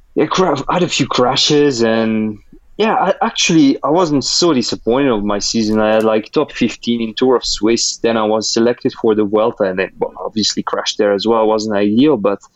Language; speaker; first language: English; non-native, fluent; Russian